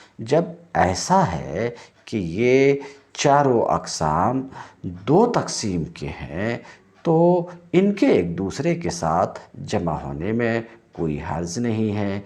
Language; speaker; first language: Urdu; native; Urdu